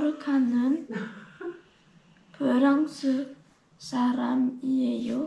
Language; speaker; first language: Korean; non-native, learner; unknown